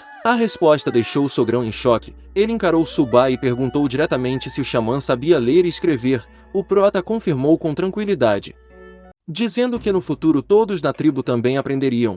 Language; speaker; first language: Portuguese; native; Portuguese